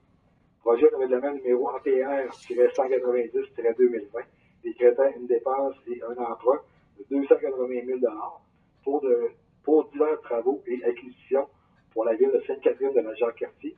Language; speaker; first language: French; native; French